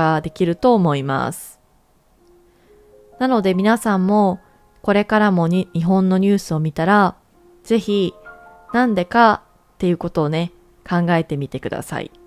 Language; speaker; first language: Japanese; native; Japanese